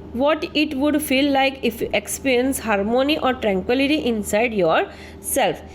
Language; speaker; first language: English; non-native, local second language; Gujarati